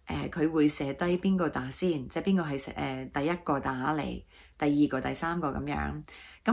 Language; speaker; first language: Cantonese; non-native, fluent; English